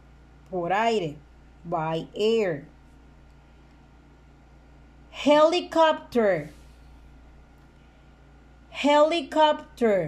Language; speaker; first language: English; non-native, fluent; Spanish